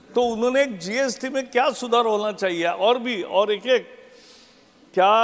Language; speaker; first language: Hindi; non-native, local second language; Marathi